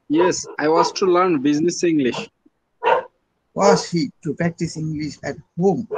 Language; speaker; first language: English; non-native, learner; Bangla